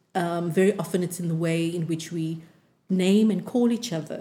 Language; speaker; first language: English; native; English